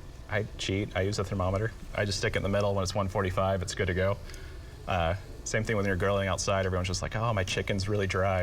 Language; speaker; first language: English; native; English